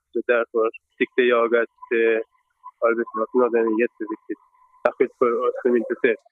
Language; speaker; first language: Swedish; non-native, fluent; Persian